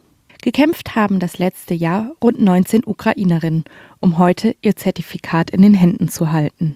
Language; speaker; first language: German; native; German